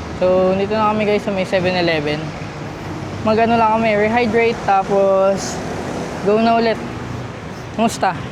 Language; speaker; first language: Filipino; native; Filipino